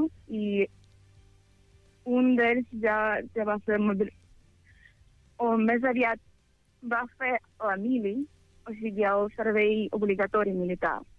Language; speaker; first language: Catalan; non-native, fluent; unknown